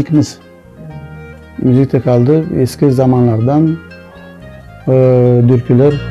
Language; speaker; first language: Turkish; non-native, learner; Crimean Tatar